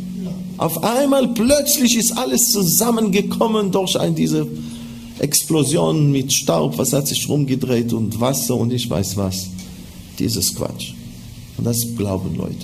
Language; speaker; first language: German; non-native, fluent; Hebrew